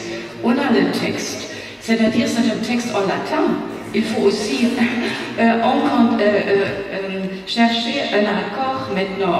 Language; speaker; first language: French; non-native, fluent; German